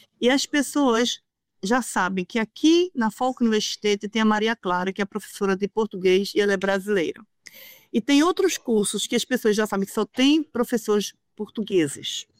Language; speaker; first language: Portuguese; native; Portuguese